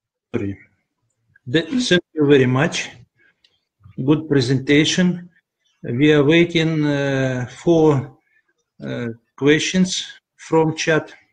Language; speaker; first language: English; non-native, learner; Russian